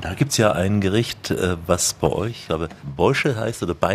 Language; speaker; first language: German; native; German